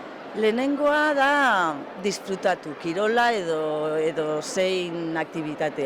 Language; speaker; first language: Basque; non-native, local second language; Spanish